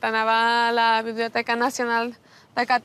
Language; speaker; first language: Catalan; non-native, fluent; English